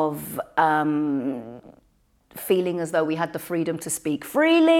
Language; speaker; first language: English; native; English